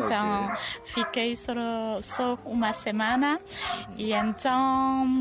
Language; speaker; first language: Portuguese; non-native, fluent; French